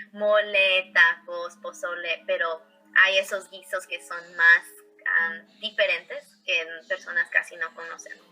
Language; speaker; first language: Spanish; early bilingual, heritage; Spanish